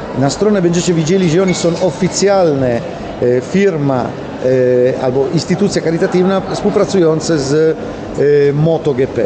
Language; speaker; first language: Polish; non-native, learner; Italian